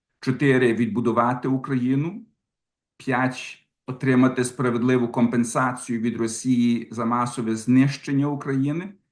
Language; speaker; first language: Ukrainian; early bilingual, heritage; Ukrainian